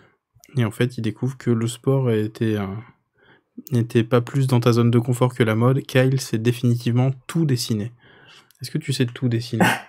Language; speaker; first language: French; native; French